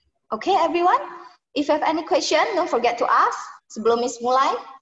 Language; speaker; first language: English; non-native, fluent; Indonesian